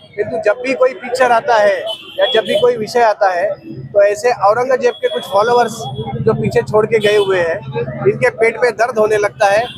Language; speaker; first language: Hindi; non-native, local second language; Marathi